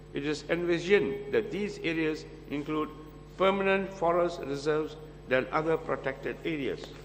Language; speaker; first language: English; non-native, local second language; Malay